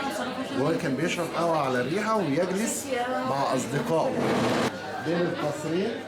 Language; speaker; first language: Arabic; native; Arabic